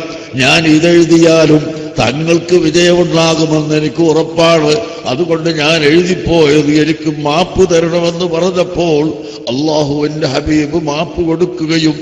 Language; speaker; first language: Malayalam; native; Malayalam